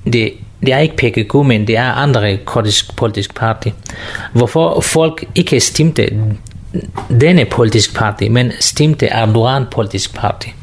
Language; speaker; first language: Danish; non-native, learner; Kurdish